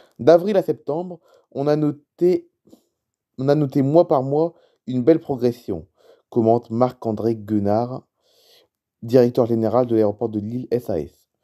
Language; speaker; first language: French; native; French